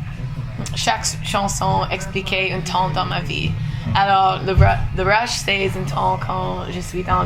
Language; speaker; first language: French; non-native, learner; English